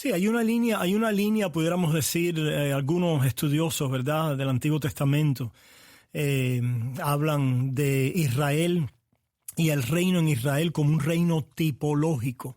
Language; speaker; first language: Spanish; native; Spanish